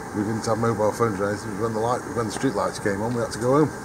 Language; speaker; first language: English; native; English